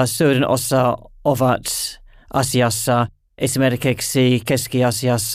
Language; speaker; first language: Finnish; non-native, learner; English